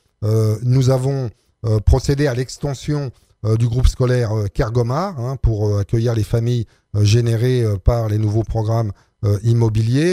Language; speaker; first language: French; native; French